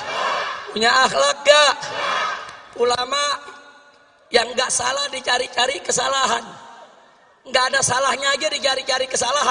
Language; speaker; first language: Indonesian; native; Indonesian